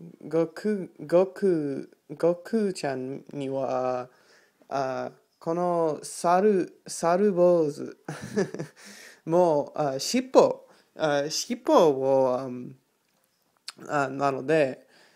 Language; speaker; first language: Japanese; non-native, learner; English